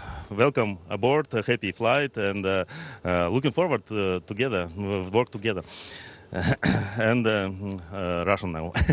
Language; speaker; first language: English; non-native, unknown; Russian